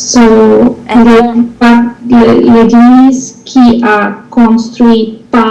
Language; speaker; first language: French; non-native, learner; English